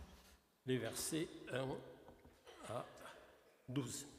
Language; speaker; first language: French; native; French